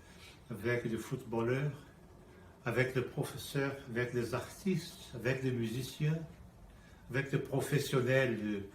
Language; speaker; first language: French; non-native, fluent; Portuguese